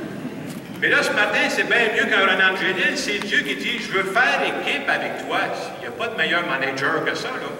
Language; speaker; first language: French; native; French